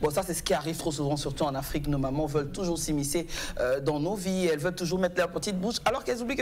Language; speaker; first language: French; native; French